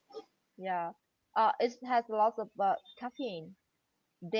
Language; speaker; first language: English; non-native, learner; Vietnamese